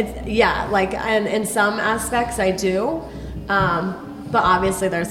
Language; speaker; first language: English; native; English